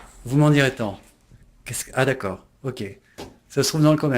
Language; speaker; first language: French; native; French